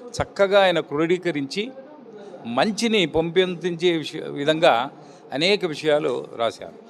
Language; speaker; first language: Telugu; native; Telugu